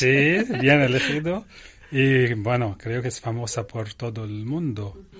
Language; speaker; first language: Spanish; non-native, learner; Arabic